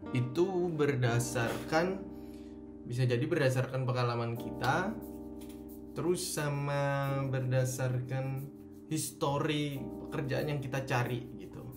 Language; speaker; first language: Indonesian; native; Indonesian